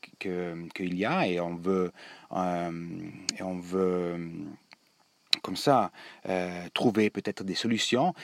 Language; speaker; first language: French; non-native, learner; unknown